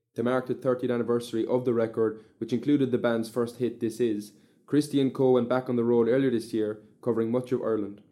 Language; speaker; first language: English; native; English